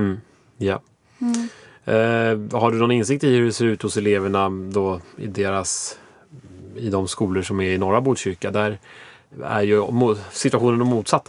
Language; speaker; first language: Swedish; native; Swedish